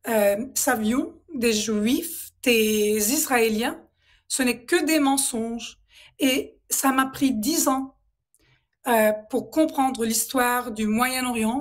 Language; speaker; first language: French; non-native, local second language; Arabic